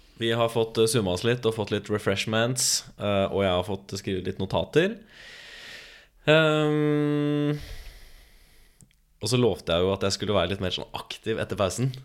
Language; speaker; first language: Norwegian; native; Norwegian